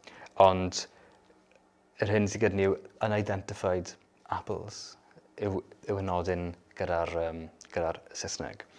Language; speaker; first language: Welsh; native; Welsh